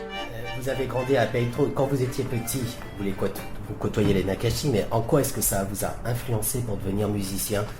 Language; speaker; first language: French; native; French